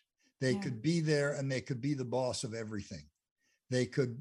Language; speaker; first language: English; native; English